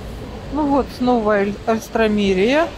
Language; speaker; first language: Russian; native; Russian